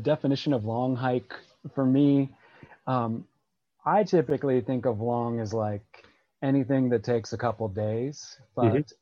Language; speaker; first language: English; native; English